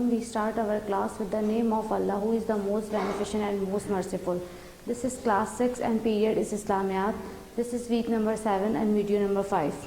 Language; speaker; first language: English; non-native, local second language; Urdu